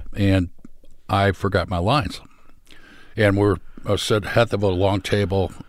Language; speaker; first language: English; native; English